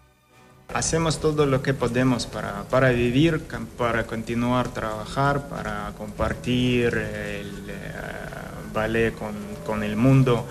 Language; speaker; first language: Spanish; non-native, learner; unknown